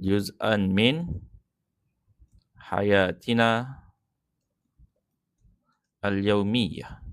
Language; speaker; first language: Arabic; non-native, fluent; Malay